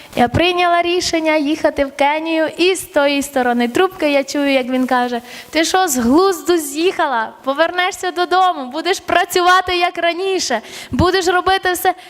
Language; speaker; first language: Ukrainian; early bilingual, other home language; Armenian